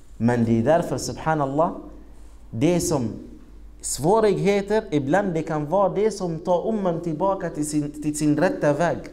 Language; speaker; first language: Swedish; non-native, fluent; Arabic